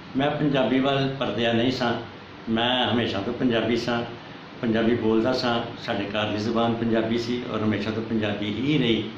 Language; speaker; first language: Punjabi; native; Punjabi